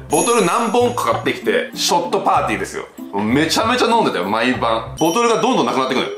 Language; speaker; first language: Japanese; native; Japanese